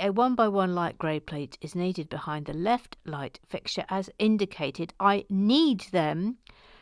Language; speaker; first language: English; native; English